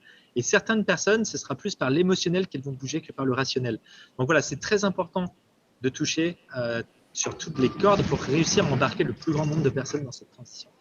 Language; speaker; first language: French; native; French